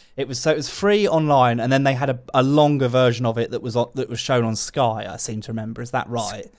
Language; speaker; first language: English; native; English